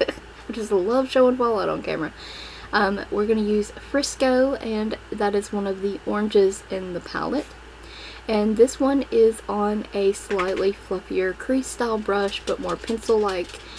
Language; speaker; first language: English; native; English